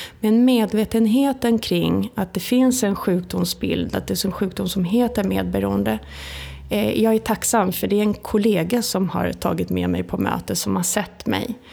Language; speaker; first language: Swedish; early bilingual, other home language; Italian